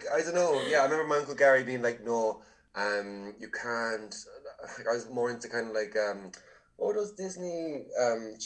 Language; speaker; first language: English; native; English